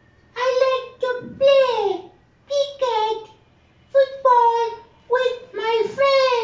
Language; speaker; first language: English; non-native, learner; Bangla